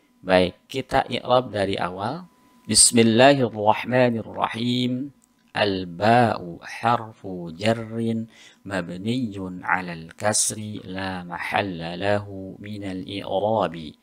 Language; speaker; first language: Arabic; non-native, fluent; Indonesian